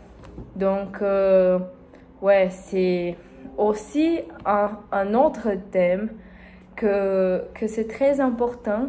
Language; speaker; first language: French; non-native, learner; Spanish